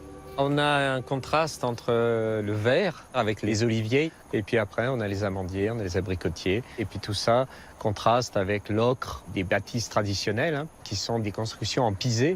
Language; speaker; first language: French; native; French